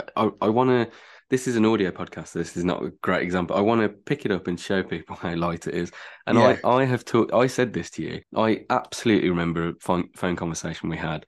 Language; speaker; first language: English; native; English